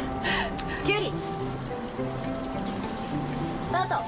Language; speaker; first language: Japanese; non-native, learner; Korean